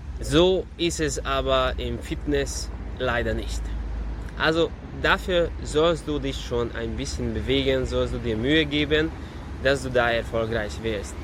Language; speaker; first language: German; non-native, fluent; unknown